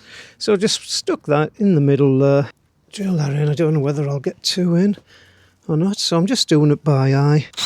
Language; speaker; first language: English; native; English